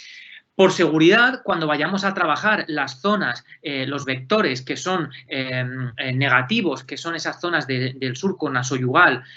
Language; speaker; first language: Spanish; native; Spanish